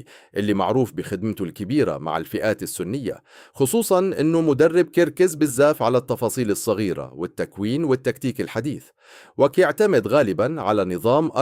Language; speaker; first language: Arabic; native; Arabic